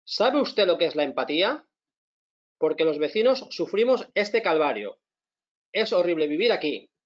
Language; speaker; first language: Spanish; non-native, local second language; Catalan